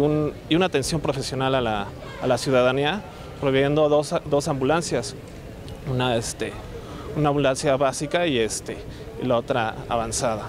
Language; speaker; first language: Spanish; native; Spanish